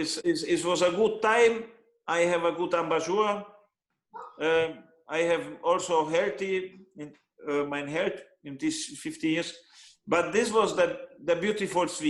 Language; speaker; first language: English; non-native, learner; Hungarian